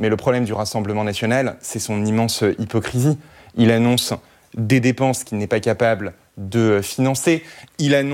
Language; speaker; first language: French; native; French